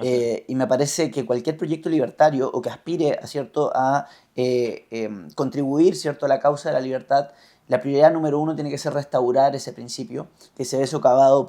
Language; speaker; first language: Spanish; native; Spanish